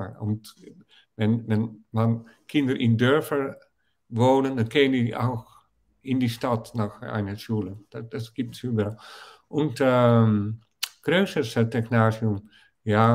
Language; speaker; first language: German; non-native, fluent; Dutch